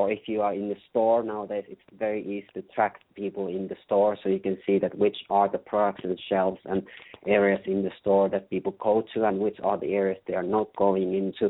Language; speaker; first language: English; non-native, fluent; Finnish